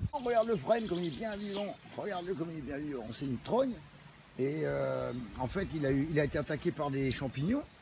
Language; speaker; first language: French; native; French